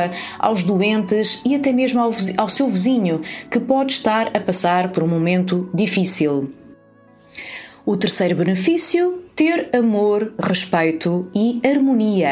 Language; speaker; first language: Portuguese; native; Portuguese